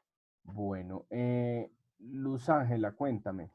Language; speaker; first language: Spanish; native; Spanish